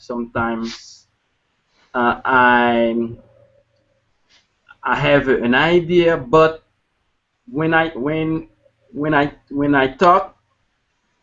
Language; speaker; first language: English; non-native, learner; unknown